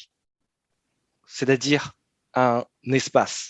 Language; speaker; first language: French; non-native, fluent; Chinese